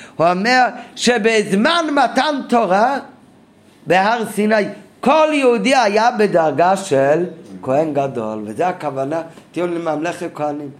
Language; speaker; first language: Hebrew; non-native, fluent; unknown